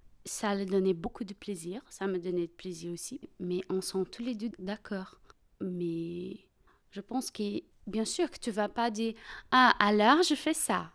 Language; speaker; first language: French; non-native, fluent; Portuguese